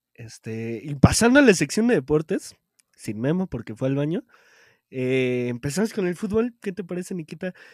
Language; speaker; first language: Spanish; native; Spanish